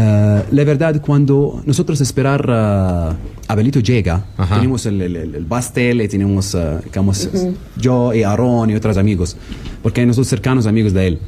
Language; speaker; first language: Spanish; non-native, learner; Arabic